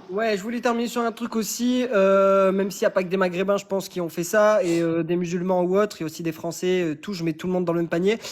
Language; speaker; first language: French; native; French